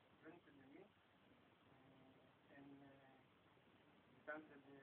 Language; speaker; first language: Spanish; non-native, learner; Hebrew